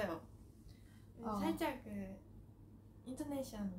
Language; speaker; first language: Korean; non-native, learner; Japanese